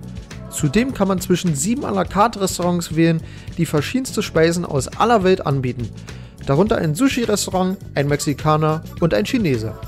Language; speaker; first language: German; native; German